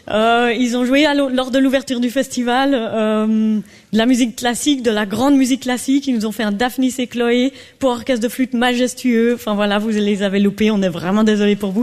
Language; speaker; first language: French; native; French